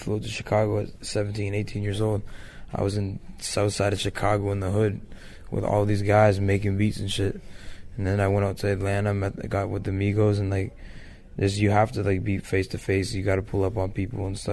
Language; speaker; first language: English; native; English